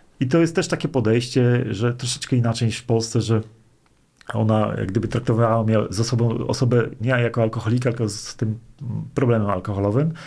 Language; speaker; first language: Polish; native; Polish